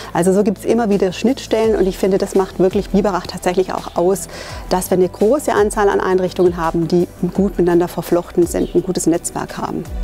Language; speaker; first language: German; native; German